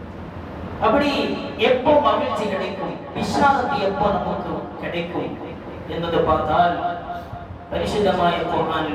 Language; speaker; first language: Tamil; non-native, learner; Malayalam